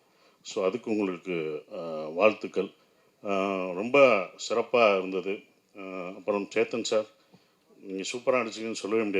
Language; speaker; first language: Tamil; native; Tamil